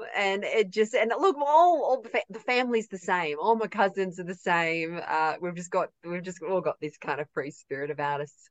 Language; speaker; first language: English; native; English